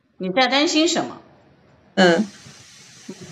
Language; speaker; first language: Chinese; native; Chinese